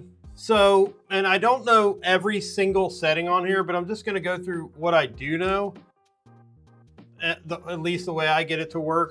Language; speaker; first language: English; native; English